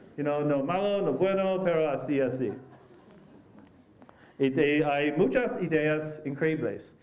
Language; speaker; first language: Spanish; non-native, learner; English